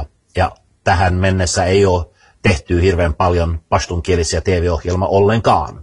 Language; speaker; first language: Finnish; early bilingual, heritage; Finnish